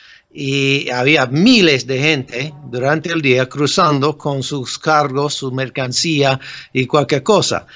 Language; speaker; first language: Spanish; non-native, fluent; English